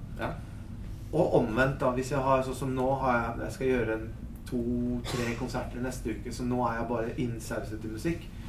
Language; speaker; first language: Norwegian; early bilingual, other home language; Spanish